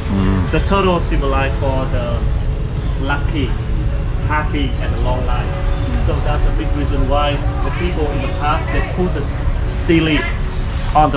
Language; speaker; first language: English; non-native, fluent; Vietnamese